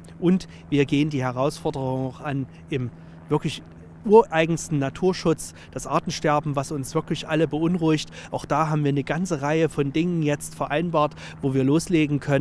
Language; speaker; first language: German; native; German